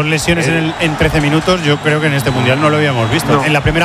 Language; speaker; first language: Spanish; native; Spanish